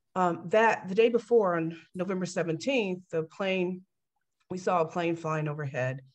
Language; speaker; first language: English; native; English